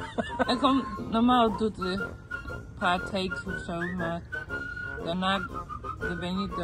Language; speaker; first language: Dutch; early bilingual, heritage; English